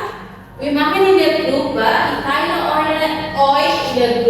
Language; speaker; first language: German; non-native, fluent; Indonesian